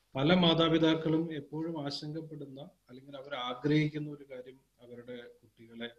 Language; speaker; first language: Malayalam; early bilingual, heritage; German